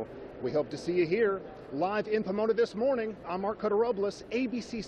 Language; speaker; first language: English; native; English